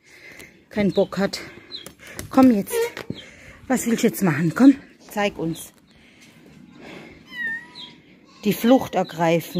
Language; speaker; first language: German; native; German